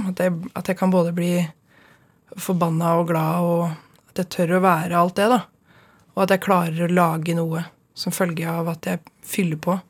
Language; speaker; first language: Norwegian; native; Norwegian